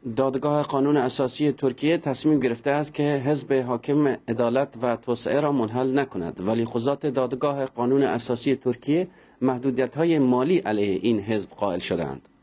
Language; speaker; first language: Persian; non-native, local second language; Central Kurdish